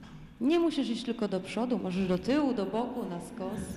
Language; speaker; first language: Polish; native; Polish